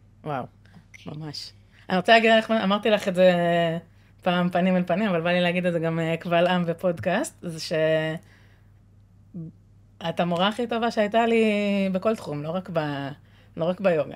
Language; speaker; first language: Hebrew; native; Hebrew